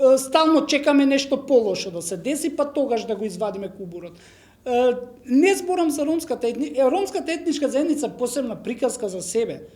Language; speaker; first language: Macedonian; non-native, local second language; Romany